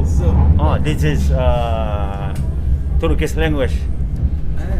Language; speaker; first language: English; non-native, learner; Indonesian